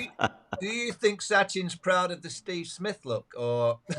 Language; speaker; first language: English; native; English